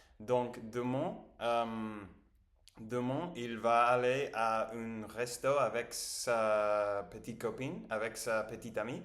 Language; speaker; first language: French; non-native, learner; English